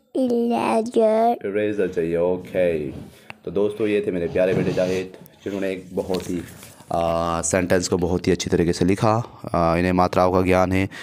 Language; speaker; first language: Hindi; native; Hindi